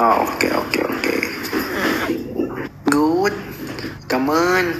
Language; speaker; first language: English; non-native, learner; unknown